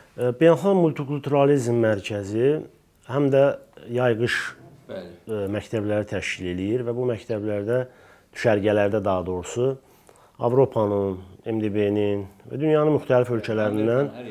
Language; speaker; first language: Azerbaijani; native; Azerbaijani